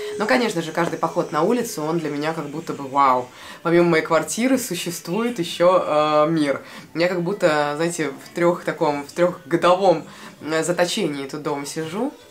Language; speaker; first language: Russian; non-native, local second language; Latvian